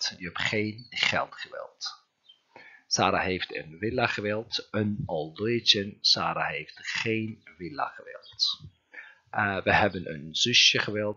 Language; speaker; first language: Dutch; non-native, fluent; Turkish